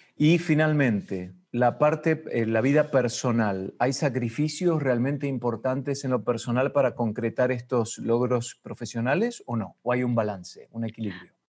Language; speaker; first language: Spanish; native; Spanish